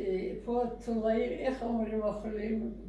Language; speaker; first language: Hebrew; non-native, learner; Russian